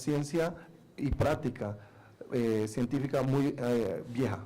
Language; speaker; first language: Spanish; native; Spanish